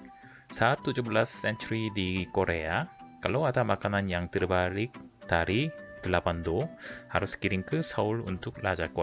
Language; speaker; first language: Indonesian; non-native, fluent; Korean